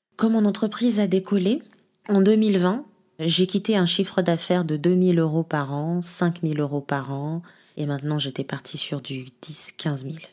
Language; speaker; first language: French; non-native, local second language; Lingala